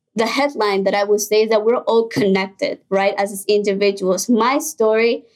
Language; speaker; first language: English; early bilingual, other home language; Spanish